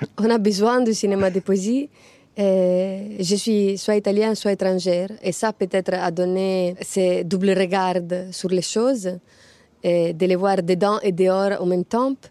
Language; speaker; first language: French; non-native, fluent; Italian